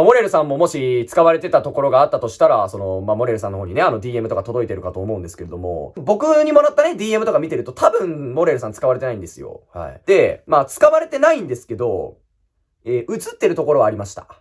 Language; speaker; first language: Japanese; native; Japanese